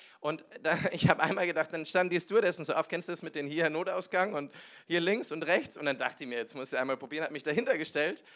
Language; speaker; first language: German; native; German